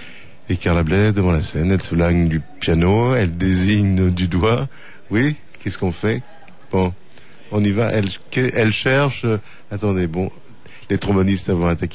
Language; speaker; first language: French; native; French